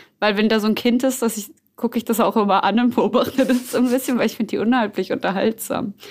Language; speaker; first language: German; native; German